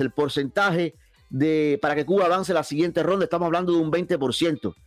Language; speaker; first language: Spanish; native; Spanish